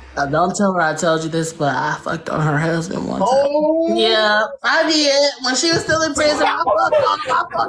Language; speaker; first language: English; native; English